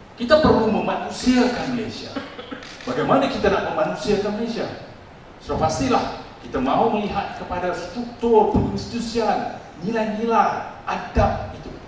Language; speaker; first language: Malay; non-native, local second language; Tamil